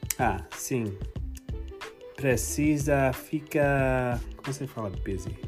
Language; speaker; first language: Portuguese; non-native, learner; English